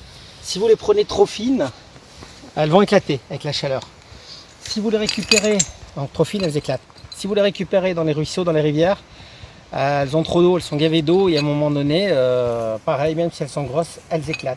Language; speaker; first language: French; native; French